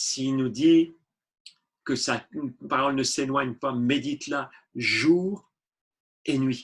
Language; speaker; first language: French; native; French